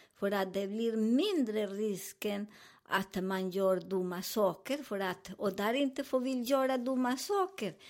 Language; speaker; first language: Swedish; non-native, learner; Spanish